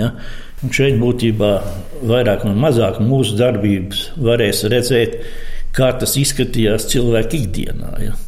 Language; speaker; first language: Latvian; native; Latvian